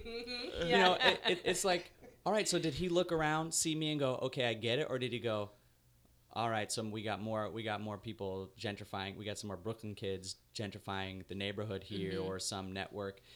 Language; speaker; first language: English; native; English